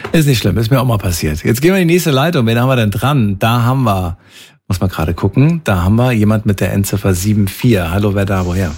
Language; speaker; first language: German; native; German